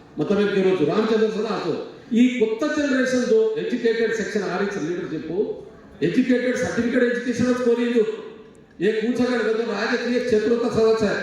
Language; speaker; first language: Telugu; non-native, local second language; Lambadi